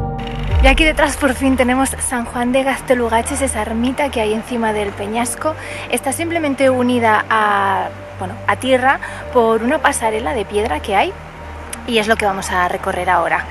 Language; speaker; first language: Spanish; native; Spanish